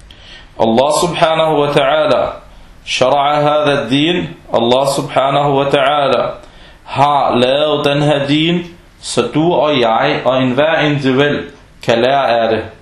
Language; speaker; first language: Danish; early bilingual, other home language; Arabic